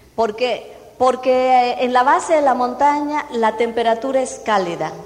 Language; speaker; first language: Spanish; non-native, fluent; Portuguese